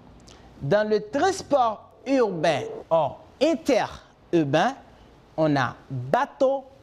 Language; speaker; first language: French; non-native, fluent; Spanish